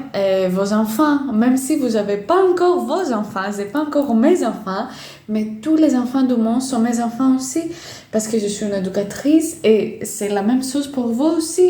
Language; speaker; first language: French; non-native, fluent; Greek